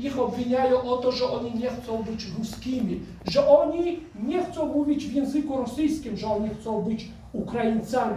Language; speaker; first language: Polish; non-native, fluent; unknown